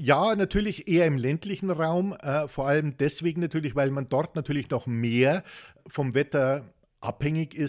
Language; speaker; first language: German; native; German